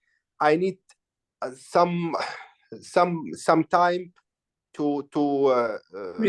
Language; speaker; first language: English; non-native, learner; Arabic